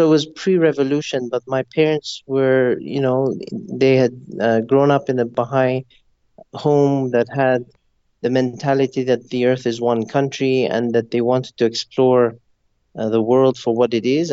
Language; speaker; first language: English; non-native, local second language; Persian